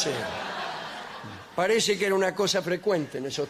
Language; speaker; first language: Spanish; native; Spanish